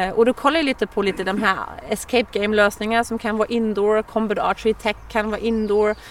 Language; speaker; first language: Swedish; non-native, fluent; German